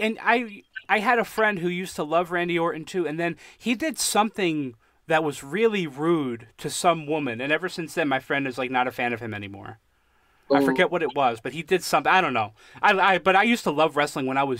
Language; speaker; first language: English; native; English